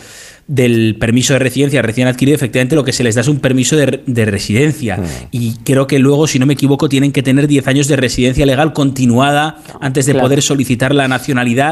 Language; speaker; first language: Spanish; native; Spanish